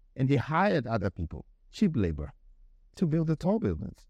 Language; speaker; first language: English; non-native, local second language; Akan